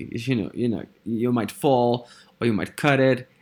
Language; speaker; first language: English; non-native, fluent; Dutch